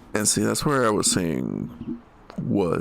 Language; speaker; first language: English; native; English